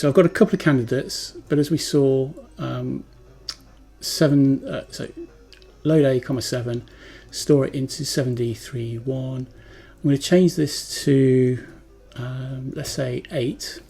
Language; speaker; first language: English; native; English